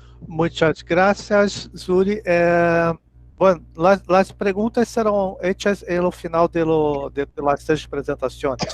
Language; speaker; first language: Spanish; non-native, learner; Portuguese